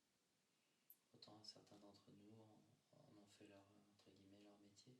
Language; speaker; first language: French; native; French